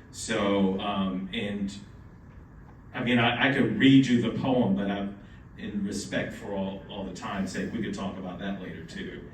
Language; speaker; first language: English; native; English